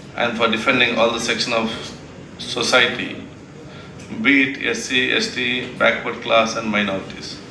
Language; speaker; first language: English; non-native, local second language; Kannada